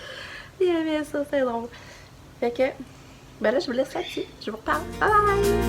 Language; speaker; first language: French; native; French